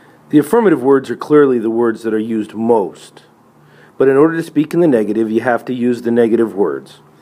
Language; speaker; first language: English; native; English